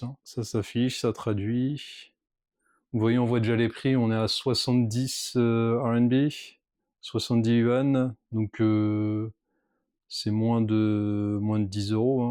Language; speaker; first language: French; native; French